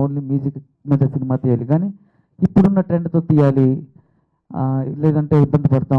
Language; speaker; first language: Telugu; native; Telugu